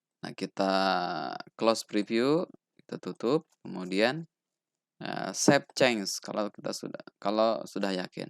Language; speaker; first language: Indonesian; native; Indonesian